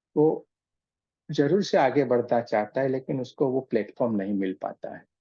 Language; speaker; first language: Hindi; non-native, local second language; Gujarati